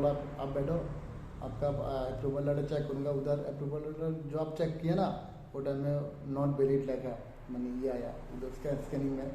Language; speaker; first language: Hindi; non-native, learner; Bangla